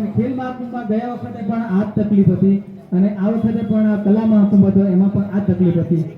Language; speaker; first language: Gujarati; non-native, local second language; Rathawi